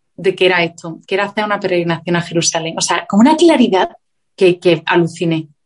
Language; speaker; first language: Spanish; native; Spanish